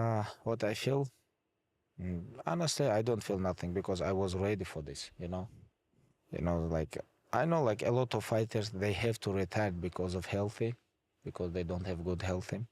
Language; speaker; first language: English; non-native, fluent; Avaric